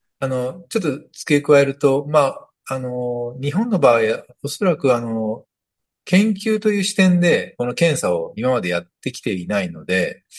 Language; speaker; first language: Japanese; native; Japanese